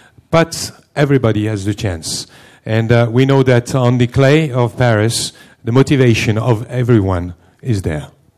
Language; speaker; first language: English; non-native, fluent; French